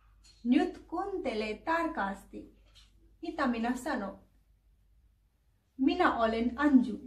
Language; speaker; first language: Finnish; non-native, learner; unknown